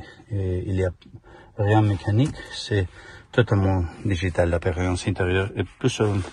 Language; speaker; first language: French; non-native, learner; Spanish